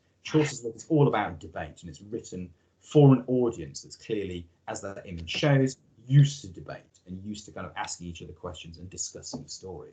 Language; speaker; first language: English; native; English